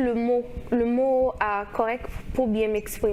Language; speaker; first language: French; non-native, local second language; Haitian Creole